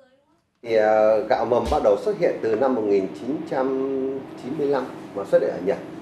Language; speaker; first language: Vietnamese; native; Vietnamese